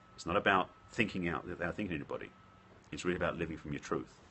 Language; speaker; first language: English; native; English